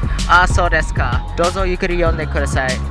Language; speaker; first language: Japanese; non-native, learner; English